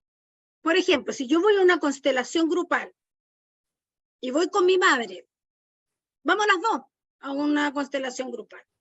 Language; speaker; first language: Spanish; native; Spanish